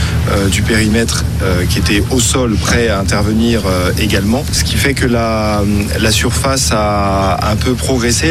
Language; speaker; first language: French; native; French